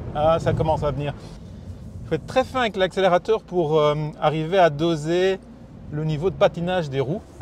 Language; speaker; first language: French; native; French